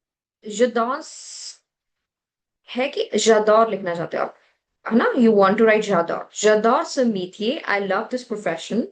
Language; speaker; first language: French; non-native, fluent; Hindi